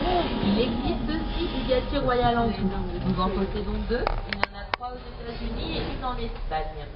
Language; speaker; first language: French; native; French